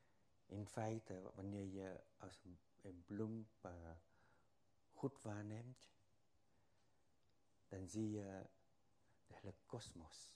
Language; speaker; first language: Dutch; non-native, fluent; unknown